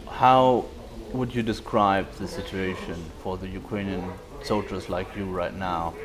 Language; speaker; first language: English; non-native, fluent; German